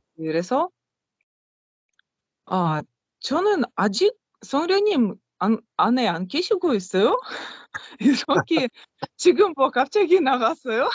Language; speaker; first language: Korean; non-native, learner; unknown